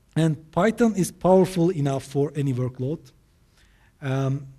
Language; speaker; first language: English; non-native, fluent; Turkish